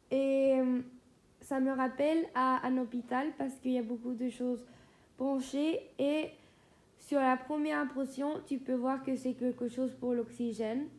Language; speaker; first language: French; non-native, fluent; Spanish